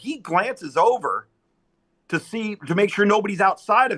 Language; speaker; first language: English; native; English